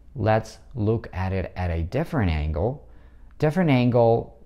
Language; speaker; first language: English; non-native, fluent; Russian